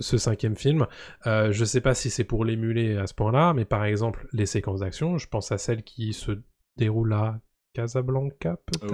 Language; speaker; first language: French; native; French